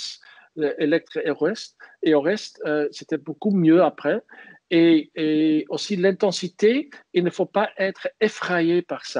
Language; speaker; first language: French; non-native, fluent; Dutch